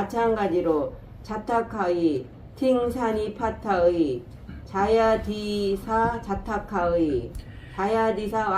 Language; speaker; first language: Korean; native; Korean